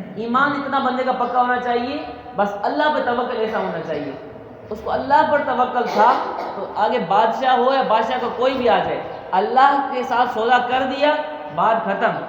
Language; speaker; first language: Urdu; non-native, local second language; Sindhi